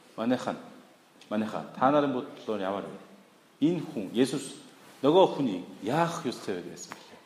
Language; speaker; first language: Mongolian; non-native, fluent; Korean